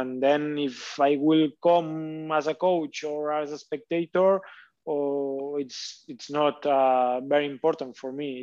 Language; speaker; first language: English; non-native, learner; Catalan